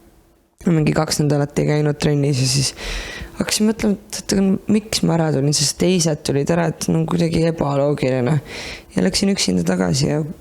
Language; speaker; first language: Estonian; native; Estonian